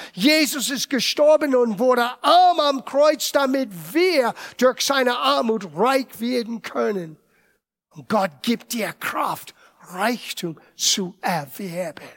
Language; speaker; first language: German; non-native, fluent; English